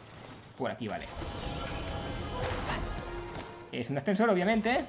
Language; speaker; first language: Spanish; native; Spanish